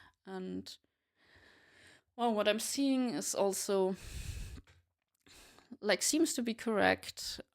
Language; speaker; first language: English; non-native, fluent; German